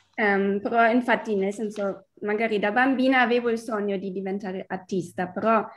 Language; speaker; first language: Italian; non-native, fluent; German